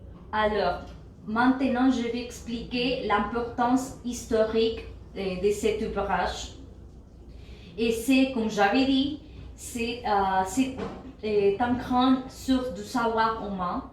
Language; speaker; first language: French; non-native, learner; Spanish